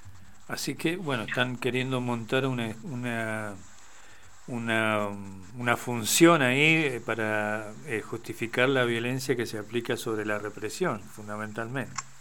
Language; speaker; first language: Spanish; native; Spanish